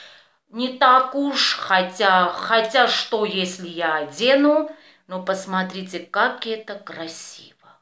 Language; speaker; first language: Russian; non-native, fluent; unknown